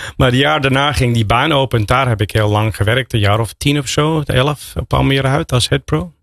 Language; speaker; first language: Dutch; non-native, fluent; English